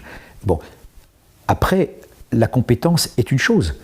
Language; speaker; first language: French; native; French